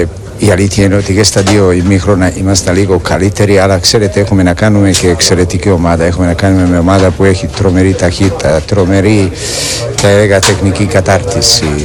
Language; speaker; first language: Greek; non-native, fluent; Serbian